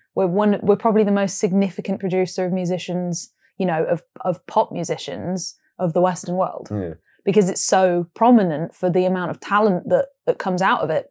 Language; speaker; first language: English; native; English